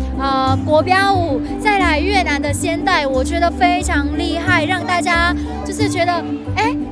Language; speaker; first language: Chinese; non-native, fluent; Vietnamese